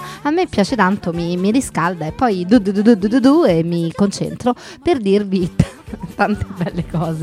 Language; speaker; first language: Italian; native; Italian